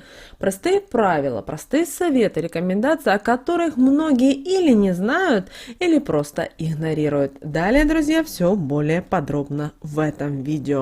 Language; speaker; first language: Russian; native; Russian